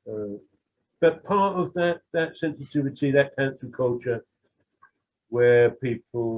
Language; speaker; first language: English; native; English